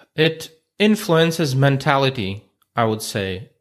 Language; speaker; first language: English; non-native, fluent; Russian